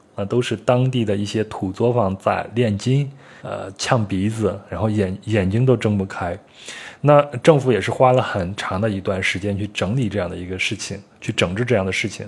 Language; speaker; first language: Chinese; native; Chinese